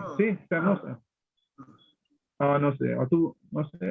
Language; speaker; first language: Spanish; non-native, learner; English